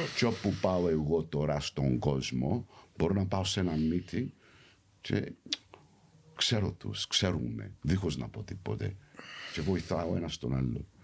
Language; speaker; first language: Greek; early bilingual, heritage; Greek